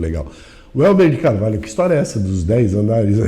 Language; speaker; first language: Portuguese; native; Portuguese